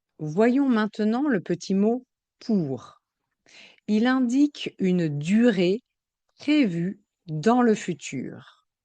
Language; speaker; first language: French; native; French